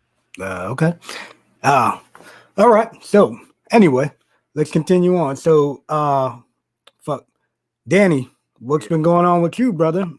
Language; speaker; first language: English; native; English